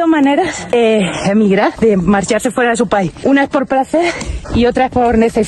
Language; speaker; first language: Spanish; native; Spanish